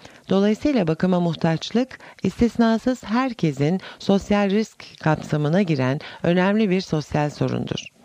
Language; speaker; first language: Turkish; native; Turkish